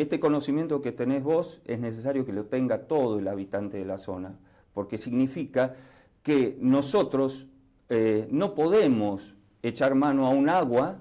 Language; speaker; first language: Spanish; native; Spanish